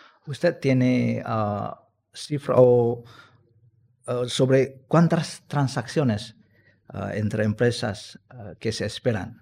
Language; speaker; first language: Spanish; non-native, fluent; Indonesian